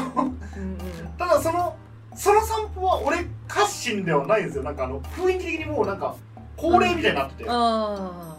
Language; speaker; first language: Japanese; native; Japanese